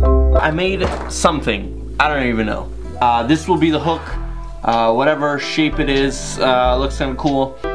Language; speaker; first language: English; native; English